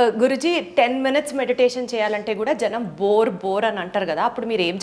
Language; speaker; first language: Telugu; native; Telugu